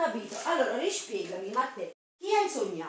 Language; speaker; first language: Italian; native; Italian